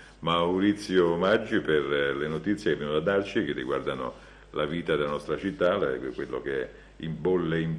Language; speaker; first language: Italian; native; Italian